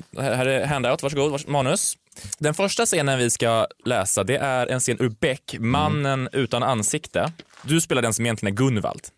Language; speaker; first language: Swedish; native; Swedish